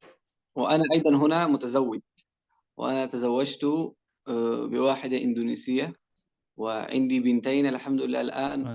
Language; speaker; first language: Arabic; non-native, fluent; Persian